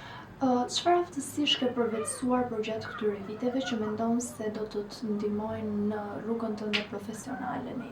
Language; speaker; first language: Albanian; native; Albanian